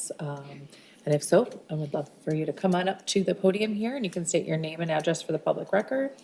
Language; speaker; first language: English; early bilingual, other home language; Arabic